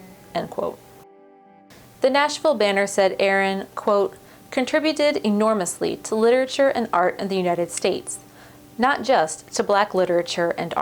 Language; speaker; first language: English; native; English